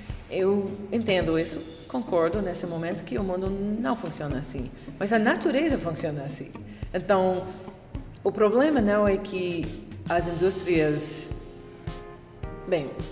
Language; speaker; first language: Portuguese; non-native, fluent; English